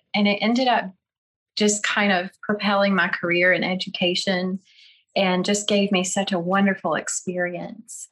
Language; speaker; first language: English; native; English